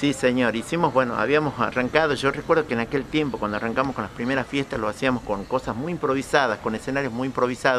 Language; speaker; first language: Spanish; native; Spanish